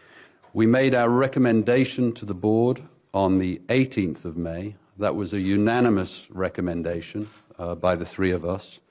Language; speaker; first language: English; native; English